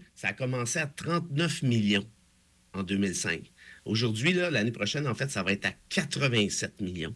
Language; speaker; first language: French; native; French